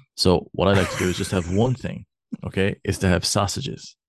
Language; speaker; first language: English; native; English